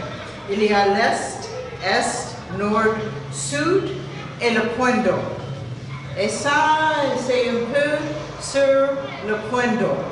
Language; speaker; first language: French; non-native, fluent; English